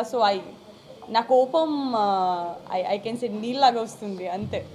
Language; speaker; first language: Telugu; non-native, local second language; Gujarati